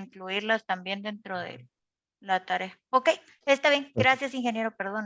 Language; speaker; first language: Spanish; native; Spanish